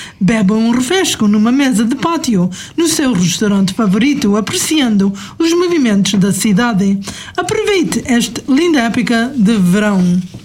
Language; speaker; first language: Portuguese; native; Portuguese